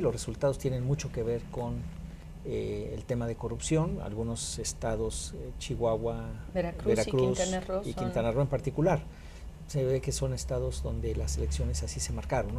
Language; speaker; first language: Spanish; native; Spanish